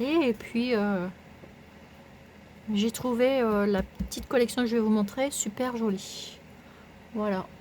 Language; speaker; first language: French; native; French